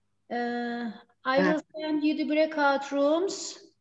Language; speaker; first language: English; non-native, learner; Turkish